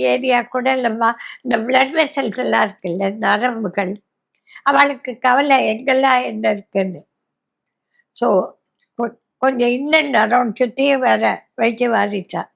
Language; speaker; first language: Tamil; native; Tamil